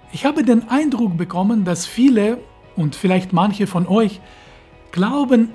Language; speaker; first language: German; non-native, fluent; Russian